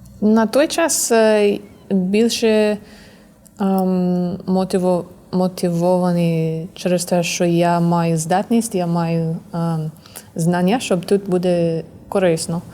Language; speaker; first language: Ukrainian; non-native, learner; English